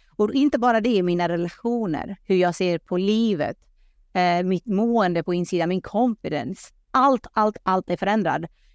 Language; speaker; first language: Swedish; early bilingual, other home language; Pashto